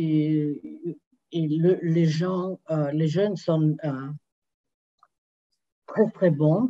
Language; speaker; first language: French; non-native, fluent; Spanish